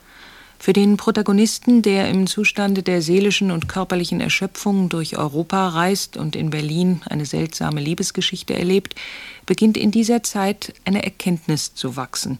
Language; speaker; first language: German; native; German